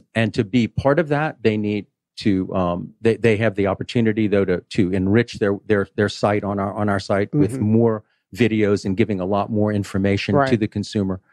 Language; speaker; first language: English; native; English